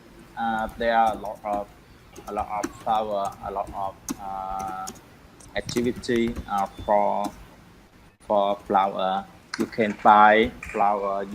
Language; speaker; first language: English; non-native, learner; Vietnamese